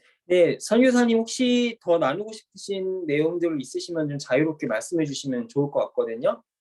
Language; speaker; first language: Korean; native; Korean